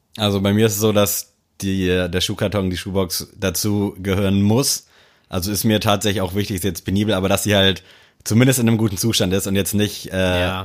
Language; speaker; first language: German; native; German